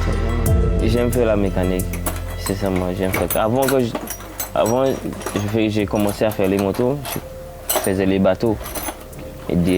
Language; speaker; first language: French; non-native, learner; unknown